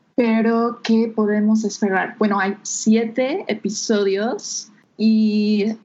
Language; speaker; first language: Spanish; non-native, fluent; English